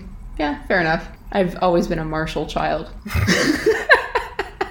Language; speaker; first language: English; native; English